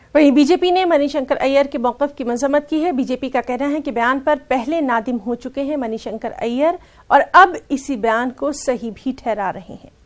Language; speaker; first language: Urdu; native; Urdu